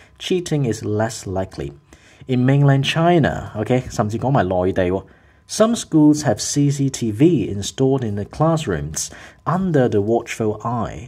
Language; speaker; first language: English; non-native, local second language; Cantonese